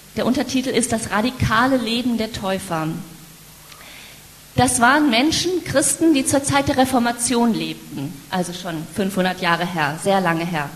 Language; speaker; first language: German; native; German